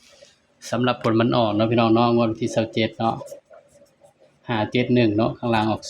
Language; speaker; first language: Thai; non-native, local second language; Lao